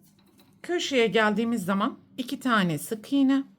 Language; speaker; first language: Turkish; native; Turkish